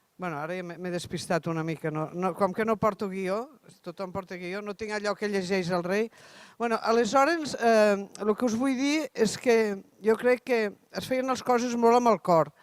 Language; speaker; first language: Catalan; native; Catalan